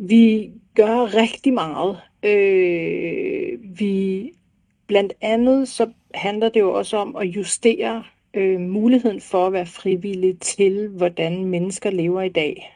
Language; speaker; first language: Danish; native; Danish